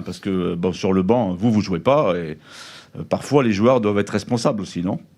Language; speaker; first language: French; native; French